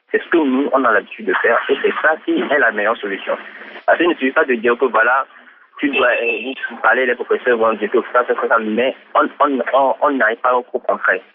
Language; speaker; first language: French; non-native, local second language; Ewe